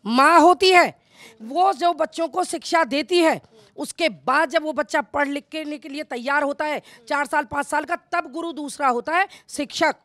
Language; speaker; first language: Hindi; native; Hindi